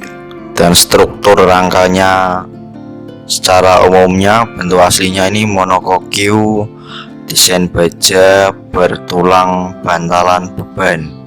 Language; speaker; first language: Indonesian; native; Indonesian